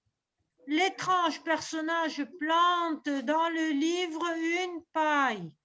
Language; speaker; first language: French; non-native, local second language; Arabic